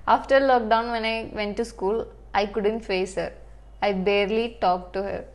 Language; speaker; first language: English; non-native, local second language; Malayalam